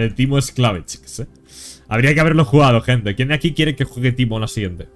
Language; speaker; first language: Spanish; native; Spanish